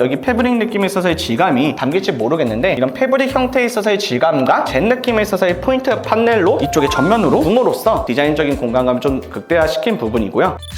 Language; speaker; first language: Korean; native; Korean